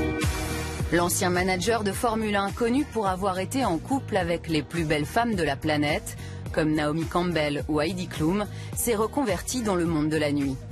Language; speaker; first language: French; native; French